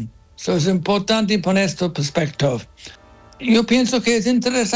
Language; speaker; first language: Spanish; non-native, learner; English